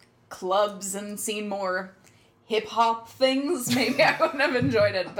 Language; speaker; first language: English; native; English